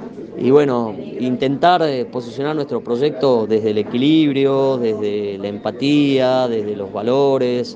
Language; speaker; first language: Spanish; native; Spanish